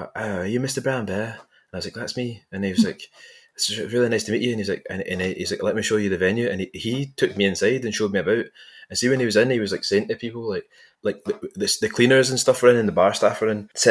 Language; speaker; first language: English; native; English